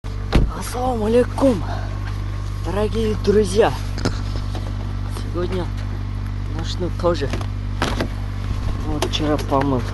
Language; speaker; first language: Russian; non-native, learner; Kyrgyz